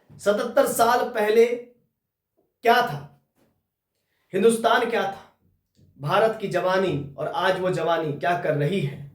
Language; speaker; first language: Hindi; native; Hindi